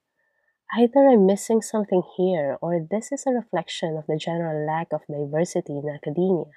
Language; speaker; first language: English; non-native, local second language; Filipino